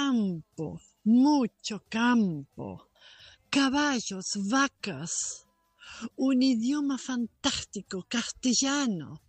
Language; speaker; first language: Spanish; non-native, local second language; German